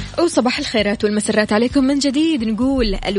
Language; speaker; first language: Arabic; native; Arabic